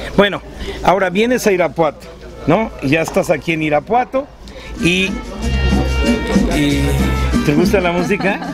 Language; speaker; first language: Spanish; native; Spanish